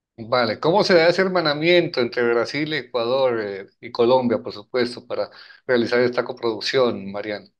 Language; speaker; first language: Spanish; native; Spanish